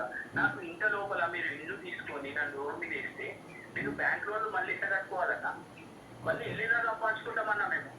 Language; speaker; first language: Telugu; native; Telugu